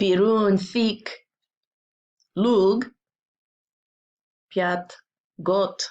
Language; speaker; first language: Albanian; non-native, learner; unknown